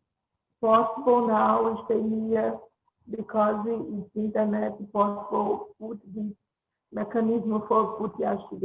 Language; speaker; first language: English; non-native, learner; Portuguese